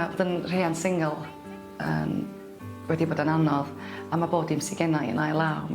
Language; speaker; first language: Welsh; native; Welsh